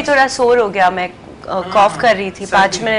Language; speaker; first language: Hindi; non-native, local second language; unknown